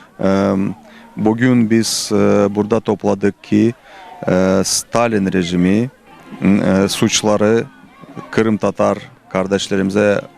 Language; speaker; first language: Turkish; non-native, fluent; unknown